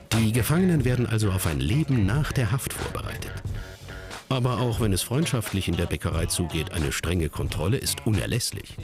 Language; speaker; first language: German; native; German